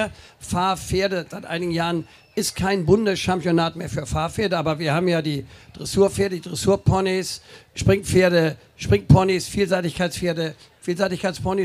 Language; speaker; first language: German; native; German